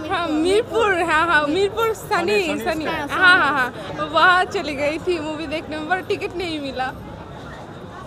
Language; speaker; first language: Hindi; non-native, learner; Bangla